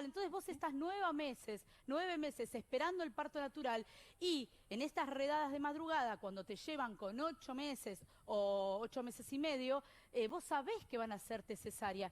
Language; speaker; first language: Spanish; native; Spanish